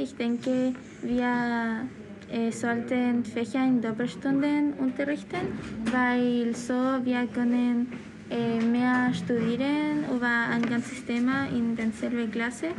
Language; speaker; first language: German; non-native, learner; Spanish